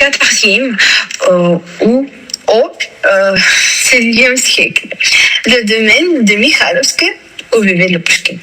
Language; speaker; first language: French; non-native, fluent; Russian